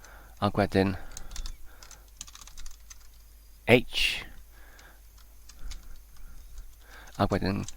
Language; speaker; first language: Welsh; non-native, learner; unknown